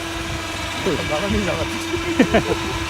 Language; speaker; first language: Japanese; native; Japanese